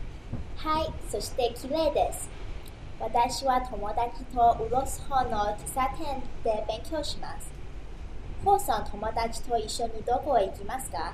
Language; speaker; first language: Japanese; non-native, learner; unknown